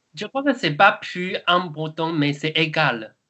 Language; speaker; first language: French; non-native, learner; Chinese